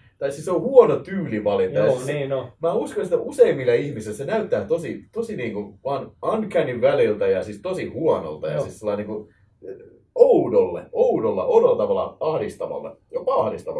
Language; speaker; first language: Finnish; native; Finnish